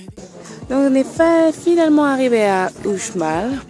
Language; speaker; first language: French; native; French